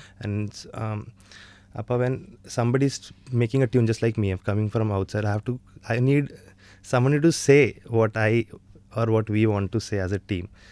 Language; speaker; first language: English; early bilingual, other home language; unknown